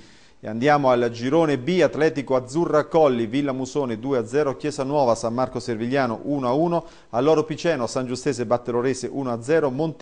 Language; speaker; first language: Italian; native; Italian